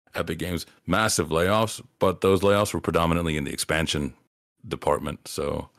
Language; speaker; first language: English; native; English